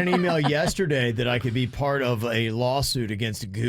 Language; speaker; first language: English; native; English